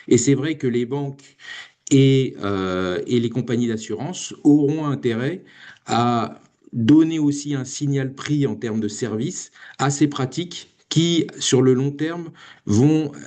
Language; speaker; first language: French; native; French